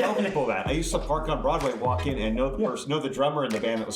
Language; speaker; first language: English; native; English